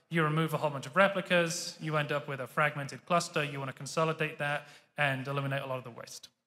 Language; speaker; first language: English; native; English